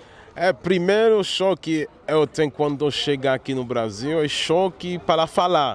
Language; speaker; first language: Portuguese; non-native, learner; Haitian Creole